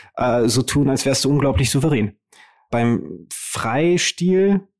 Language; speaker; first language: German; early bilingual, other home language; Romanian